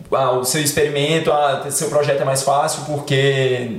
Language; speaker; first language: Portuguese; native; Portuguese